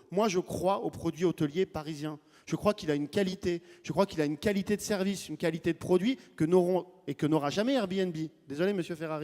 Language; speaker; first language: French; native; French